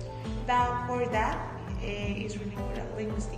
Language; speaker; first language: English; non-native, fluent; Spanish